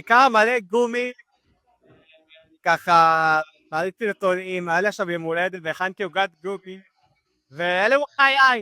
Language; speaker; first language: Hebrew; native; Hebrew